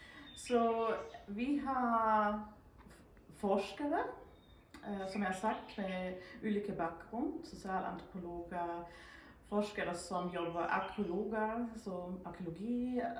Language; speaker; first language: Norwegian; non-native, fluent; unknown